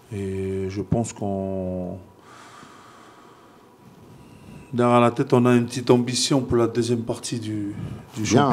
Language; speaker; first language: French; non-native, fluent; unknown